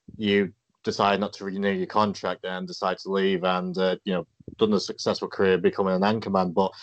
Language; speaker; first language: English; native; English